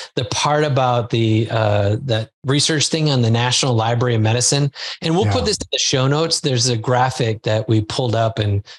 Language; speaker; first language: English; native; English